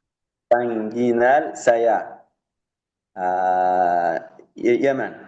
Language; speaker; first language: Indonesian; non-native, learner; Arabic